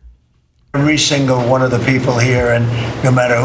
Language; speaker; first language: English; native; English